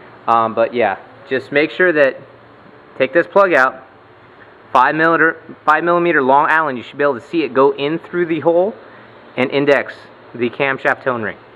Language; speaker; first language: English; native; English